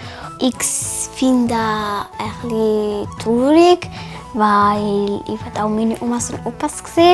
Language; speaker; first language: German; early bilingual, other home language; Tigrinya